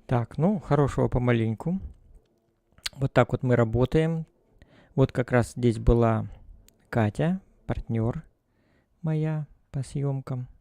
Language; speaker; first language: Russian; native; Russian